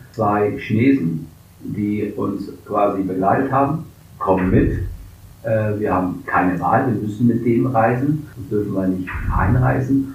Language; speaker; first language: German; early bilingual, other home language; English